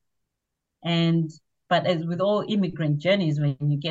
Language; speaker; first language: English; non-native, local second language; Shona